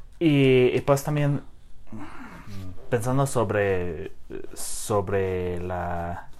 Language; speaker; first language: Spanish; non-native, learner; English